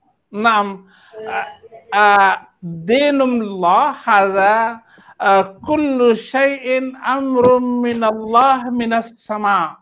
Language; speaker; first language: Arabic; non-native, learner; Indonesian